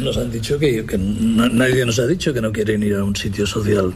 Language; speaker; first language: Spanish; native; Spanish